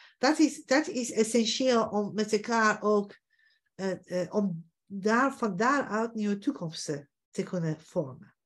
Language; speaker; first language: Dutch; non-native, fluent; Persian